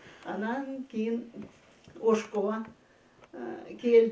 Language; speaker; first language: Kyrgyz; non-native, fluent; Russian